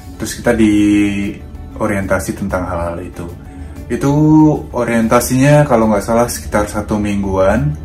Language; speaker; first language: Indonesian; native; Indonesian